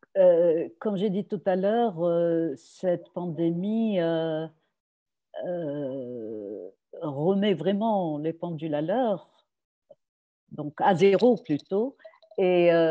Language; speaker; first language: French; non-native, local second language; Arabic